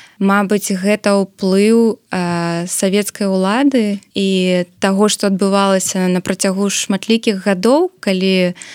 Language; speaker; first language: Belarusian; non-native, local second language; Russian